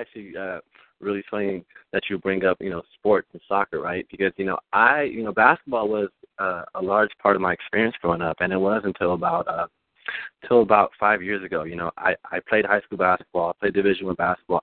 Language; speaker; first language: English; early bilingual, other home language; Spanish